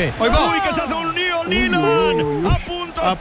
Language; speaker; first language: Spanish; native; Spanish